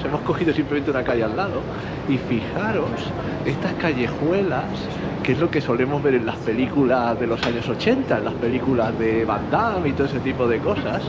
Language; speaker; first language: Spanish; native; Spanish